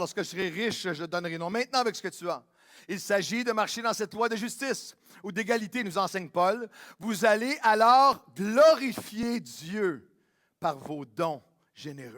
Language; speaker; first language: French; native; French